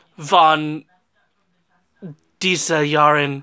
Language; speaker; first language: German; non-native, learner; English